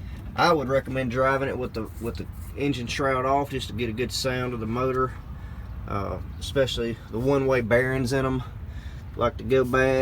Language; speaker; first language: English; native; English